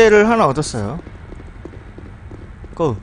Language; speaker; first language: Korean; native; Korean